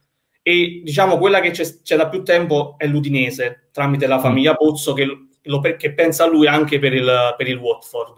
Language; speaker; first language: Italian; native; Italian